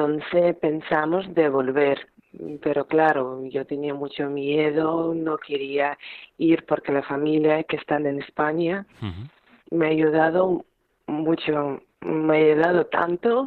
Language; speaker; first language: Spanish; non-native, learner; Ukrainian